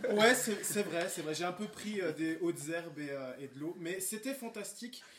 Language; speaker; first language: French; native; French